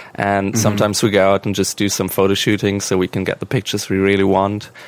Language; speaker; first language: English; non-native, fluent; German